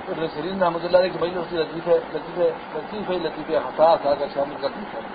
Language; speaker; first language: Urdu; non-native, local second language; Pashto